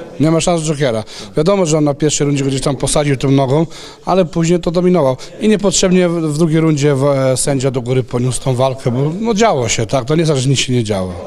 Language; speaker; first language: Polish; non-native, fluent; Serbian